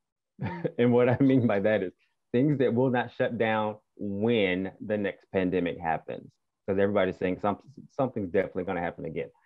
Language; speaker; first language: English; native; English